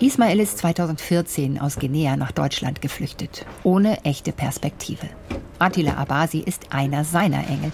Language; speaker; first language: German; native; German